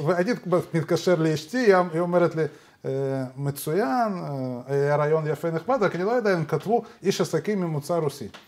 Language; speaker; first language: Hebrew; non-native, fluent; Russian